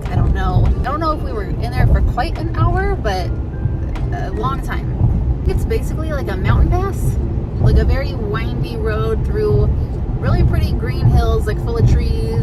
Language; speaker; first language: English; native; English